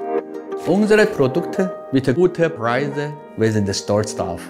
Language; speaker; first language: German; non-native, learner; Chinese